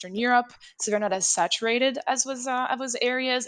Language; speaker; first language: English; non-native, fluent; French